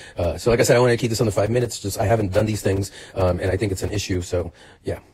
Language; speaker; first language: English; native; English